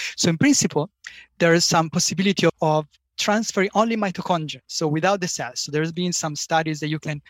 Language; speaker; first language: English; non-native, fluent; Italian